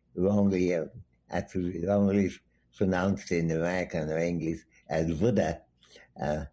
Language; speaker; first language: English; non-native, local second language; Bangla